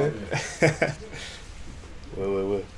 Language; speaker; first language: French; non-native, learner; Spanish